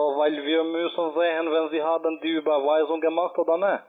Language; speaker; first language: German; non-native, learner; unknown